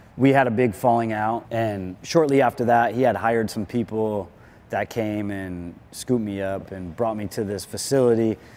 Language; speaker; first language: English; native; English